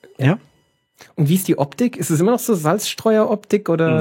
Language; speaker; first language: German; native; German